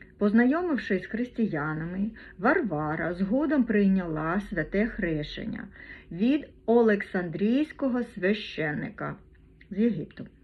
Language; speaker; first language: Ukrainian; non-native, local second language; Russian